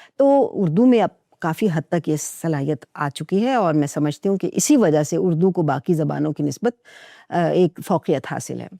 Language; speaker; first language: Urdu; non-native, local second language; Punjabi